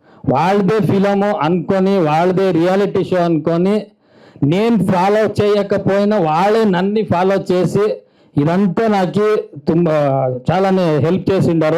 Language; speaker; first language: Telugu; non-native, learner; Kannada